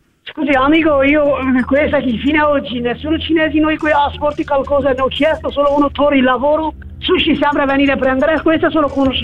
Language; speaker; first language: Italian; non-native, learner; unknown